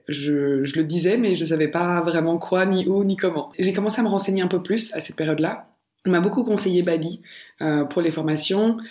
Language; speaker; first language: French; native; French